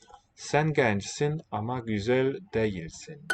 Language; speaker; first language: Turkish; non-native, learner; English